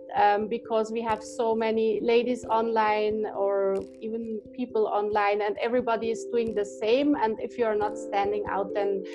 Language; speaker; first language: English; non-native, fluent; German